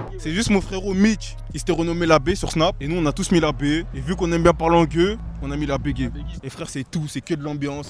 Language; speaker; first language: French; native; French